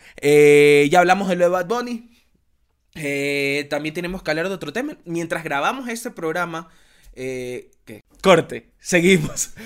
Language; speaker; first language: Spanish; native; Spanish